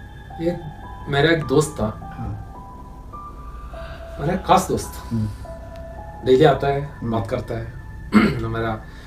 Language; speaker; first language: Hindi; non-native, local second language; Malayalam